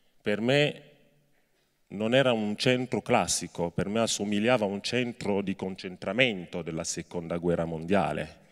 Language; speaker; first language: Italian; non-native, fluent; French